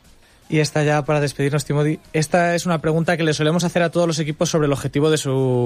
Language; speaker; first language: Spanish; native; Spanish